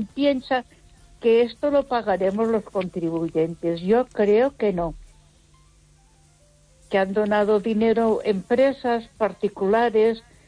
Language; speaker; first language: Spanish; non-native, local second language; Catalan